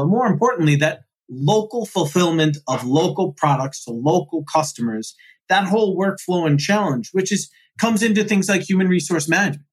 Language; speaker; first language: English; native; English